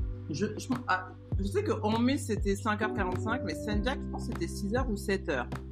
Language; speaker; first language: French; native; French